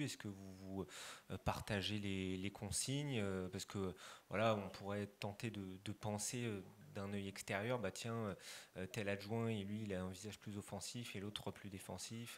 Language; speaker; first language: French; native; French